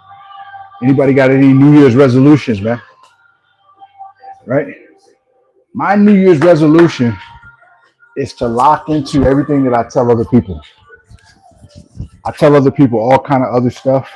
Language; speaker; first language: English; native; English